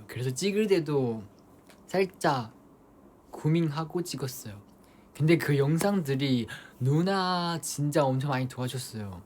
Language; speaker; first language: Korean; non-native, fluent; Chinese